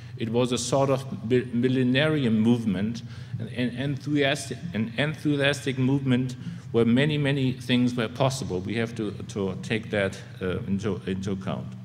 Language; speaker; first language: English; non-native, fluent; German